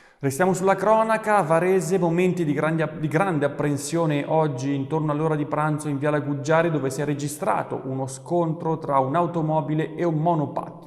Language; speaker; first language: Italian; native; Italian